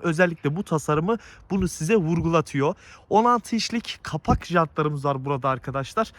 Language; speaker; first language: Turkish; native; Turkish